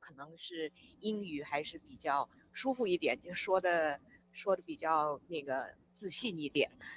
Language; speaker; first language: Chinese; early bilingual, heritage; English